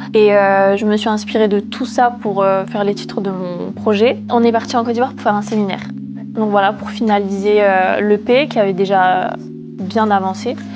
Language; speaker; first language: French; early bilingual, other home language; Malagasy